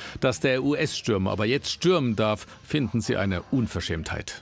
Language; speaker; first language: German; native; German